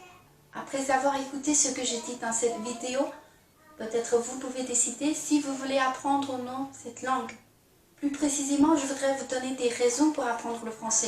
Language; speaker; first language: French; non-native, fluent; Chinese